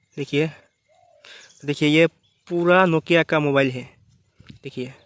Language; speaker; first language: Hindi; non-native, local second language; Bangla